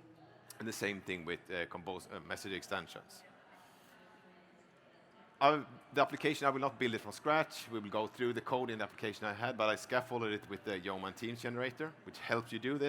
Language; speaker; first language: English; non-native, fluent; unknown